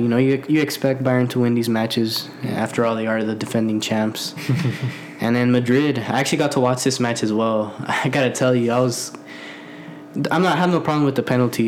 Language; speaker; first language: English; early bilingual, other home language; Spanish